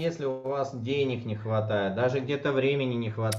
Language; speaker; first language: Russian; native; Russian